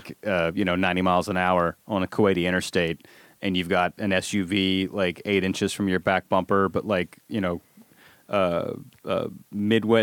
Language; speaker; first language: English; native; English